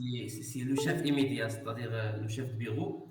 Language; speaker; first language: French; non-native, local second language; Arabic